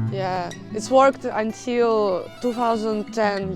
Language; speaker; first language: English; non-native, learner; Russian